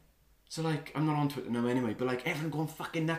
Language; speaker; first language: English; native; English